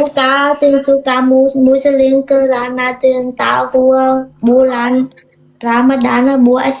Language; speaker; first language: Indonesian; non-native, learner; Vietnamese